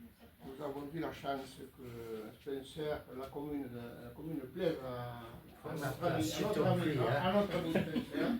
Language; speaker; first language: French; native; French